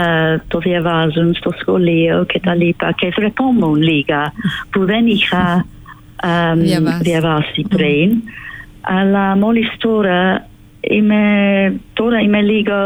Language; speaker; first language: Greek; non-native, fluent; English